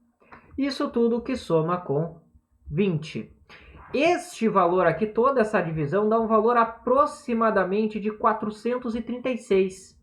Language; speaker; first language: Portuguese; native; Portuguese